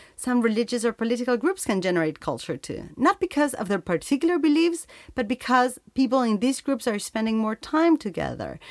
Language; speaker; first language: English; non-native, fluent; Spanish